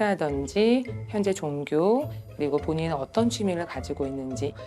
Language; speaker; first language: Korean; native; Korean